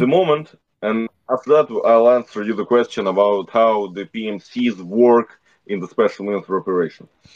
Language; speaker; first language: English; non-native, fluent; Russian